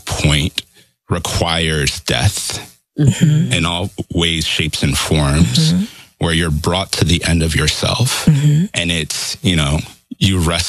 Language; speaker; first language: English; non-native, fluent; Spanish